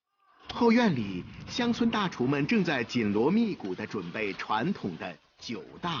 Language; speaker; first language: Chinese; native; Chinese